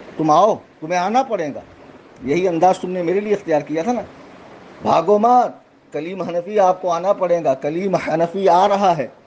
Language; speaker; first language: Urdu; native; Urdu